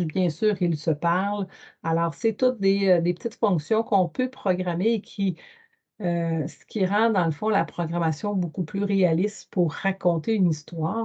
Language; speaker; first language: French; native; French